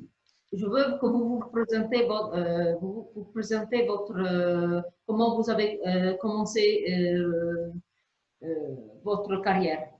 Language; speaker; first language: French; non-native, fluent; Arabic